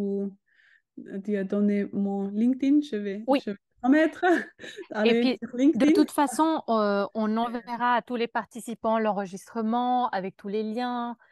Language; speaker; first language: French; native; French